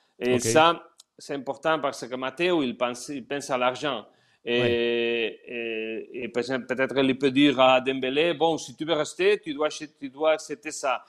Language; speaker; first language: French; non-native, learner; Spanish